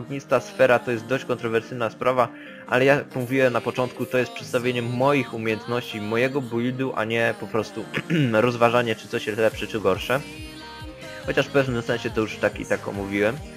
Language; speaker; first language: Polish; native; Polish